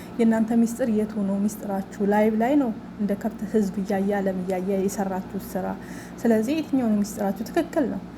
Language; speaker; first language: Amharic; non-native, local second language; Oromo